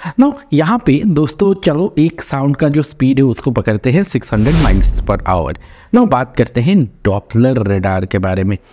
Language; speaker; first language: Hindi; native; Hindi